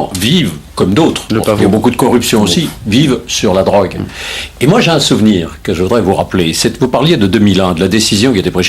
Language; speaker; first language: French; native; French